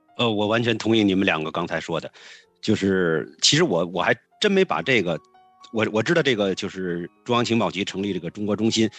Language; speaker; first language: Chinese; native; Chinese